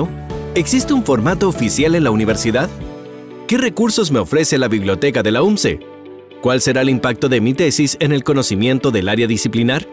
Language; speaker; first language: Spanish; native; Spanish